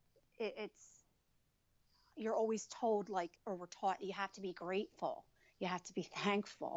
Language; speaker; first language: English; native; English